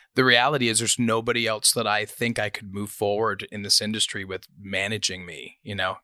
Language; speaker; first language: English; native; English